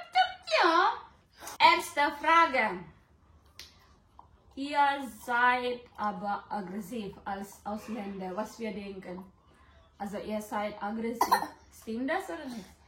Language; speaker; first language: German; non-native, learner; Indonesian